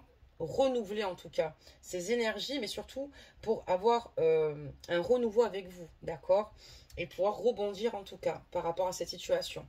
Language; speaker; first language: French; native; French